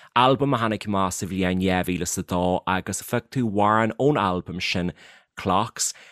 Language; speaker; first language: Irish; native; Irish